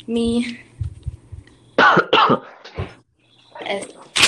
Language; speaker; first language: Spanish; non-native, learner; English